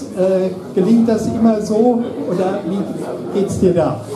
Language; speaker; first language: German; native; German